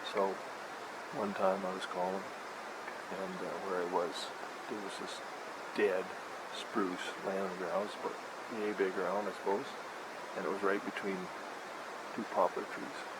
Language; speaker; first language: English; native; English